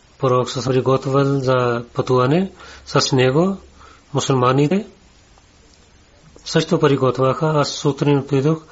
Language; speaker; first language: Bulgarian; non-native, learner; Urdu